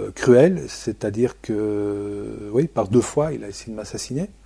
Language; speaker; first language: French; native; French